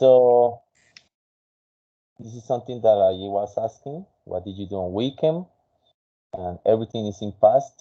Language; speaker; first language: English; non-native, fluent; Spanish